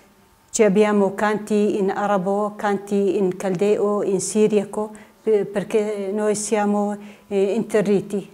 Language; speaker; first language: Italian; non-native, fluent; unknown